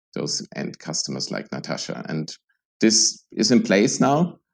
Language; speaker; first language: English; non-native, fluent; German